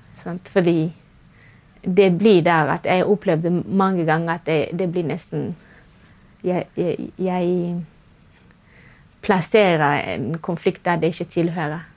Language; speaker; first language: Norwegian; non-native, fluent; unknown